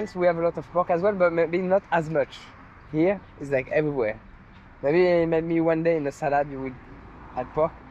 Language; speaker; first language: English; non-native, fluent; French